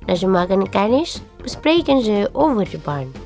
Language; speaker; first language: Dutch; non-native, learner; Indonesian